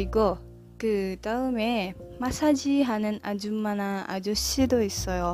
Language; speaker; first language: Korean; non-native, learner; Indonesian